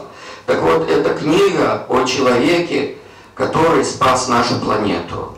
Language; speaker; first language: Polish; non-native, learner; Russian